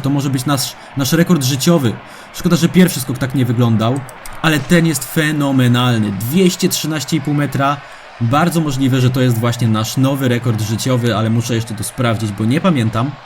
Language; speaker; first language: Polish; native; Polish